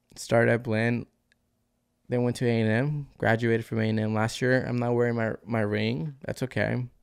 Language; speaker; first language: English; early bilingual, other home language; Spanish